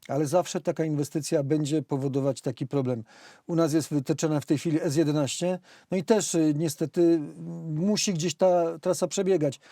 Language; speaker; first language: Polish; native; Polish